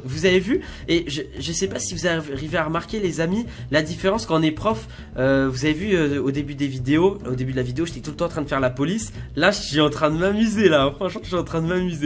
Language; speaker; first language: French; native; French